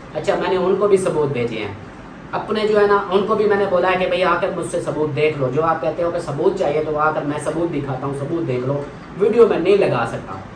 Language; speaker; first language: Urdu; non-native, local second language; Saraiki